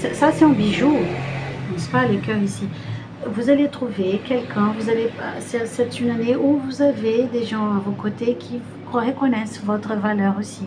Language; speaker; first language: French; non-native, fluent; Portuguese